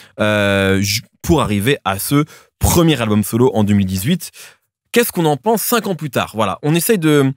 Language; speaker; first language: French; native; French